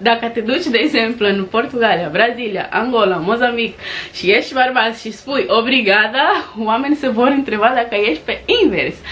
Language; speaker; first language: Romanian; non-native, fluent; Portuguese